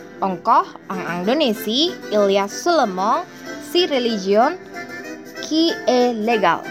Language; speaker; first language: French; non-native, learner; Indonesian